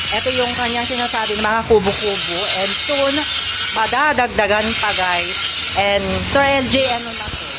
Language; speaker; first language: Filipino; non-native, local second language; Iloko